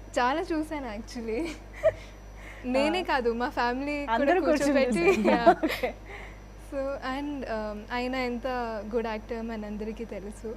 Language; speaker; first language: Telugu; non-native, fluent; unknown